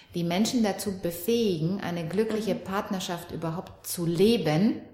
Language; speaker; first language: German; early bilingual, other home language; Romanian